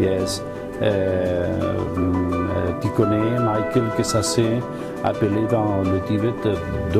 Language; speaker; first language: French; non-native, fluent; Spanish